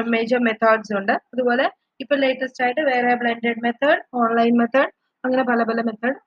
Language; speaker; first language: English; non-native, local second language; Malayalam